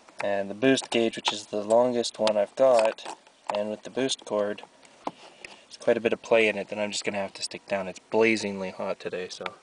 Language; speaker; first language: English; native; English